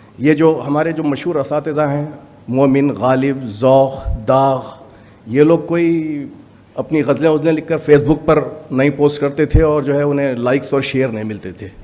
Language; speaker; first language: Urdu; native; Urdu